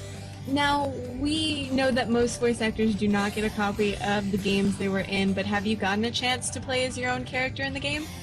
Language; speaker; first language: English; native; English